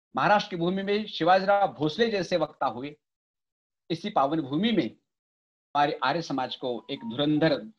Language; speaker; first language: Hindi; non-native, local second language; Marathi